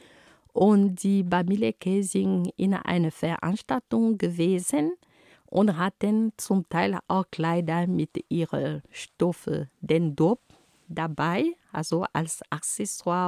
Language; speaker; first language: German; non-native, fluent; Ghomala